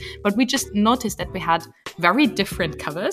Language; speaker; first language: English; non-native, fluent; German